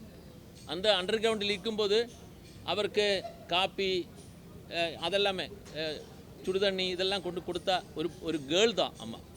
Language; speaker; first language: Tamil; non-native, learner; Malayalam